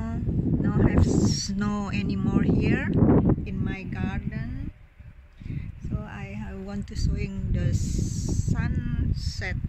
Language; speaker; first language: English; non-native, learner; Indonesian